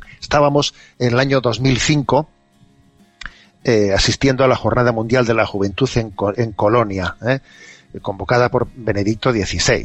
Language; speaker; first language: Spanish; native; Spanish